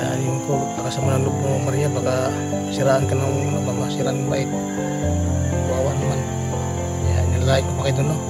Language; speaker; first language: Filipino; non-native, local second language; Cebuano